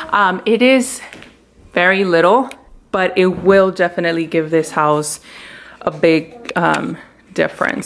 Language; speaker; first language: English; early bilingual, other home language; Spanish